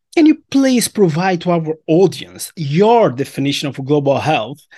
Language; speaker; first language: English; non-native, fluent; Portuguese